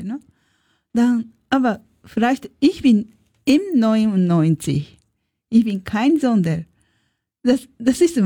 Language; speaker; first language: German; non-native, learner; Japanese